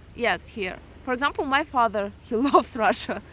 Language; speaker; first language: English; non-native, fluent; Russian